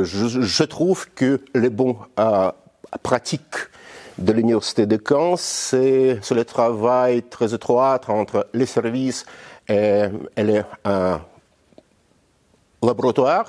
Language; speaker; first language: French; non-native, fluent; Russian